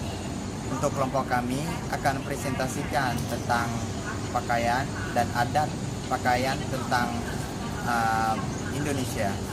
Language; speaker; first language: Indonesian; non-native, learner; Thai